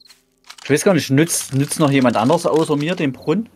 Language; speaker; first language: German; native; German